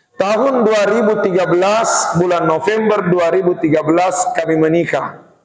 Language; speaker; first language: Malay; non-native, local second language; Buginese